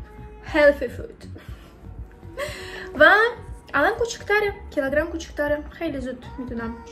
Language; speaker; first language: Persian; non-native, learner; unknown